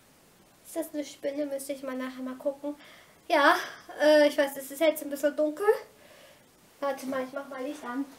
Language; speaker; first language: German; native; German